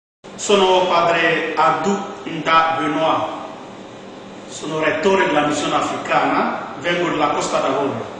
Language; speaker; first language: Italian; non-native, fluent; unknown